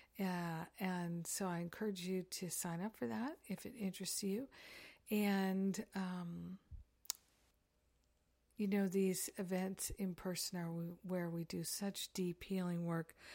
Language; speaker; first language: English; native; English